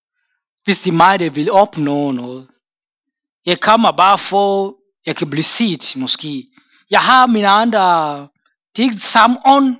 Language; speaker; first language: Danish; non-native, fluent; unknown